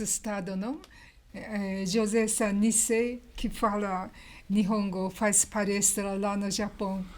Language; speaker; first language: Portuguese; non-native, learner; Japanese